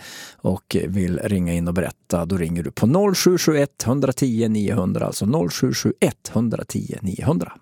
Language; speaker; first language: Swedish; native; Swedish